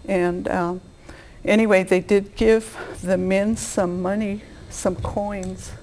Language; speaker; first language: English; native; English